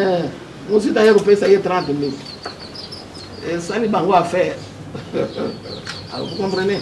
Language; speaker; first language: French; non-native, local second language; Lingala